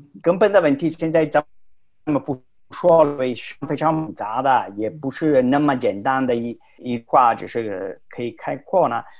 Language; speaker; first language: Chinese; non-native, fluent; Italian